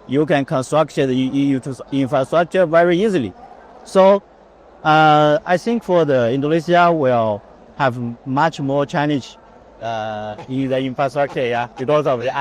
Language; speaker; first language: English; non-native, fluent; Chinese